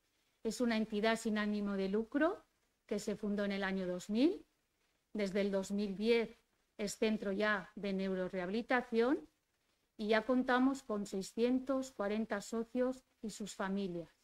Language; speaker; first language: Spanish; native; Spanish